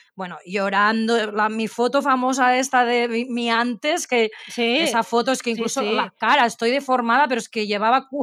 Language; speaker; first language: Spanish; native; Spanish